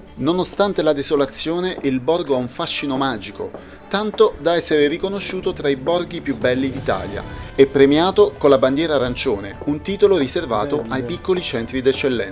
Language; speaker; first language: Italian; native; Italian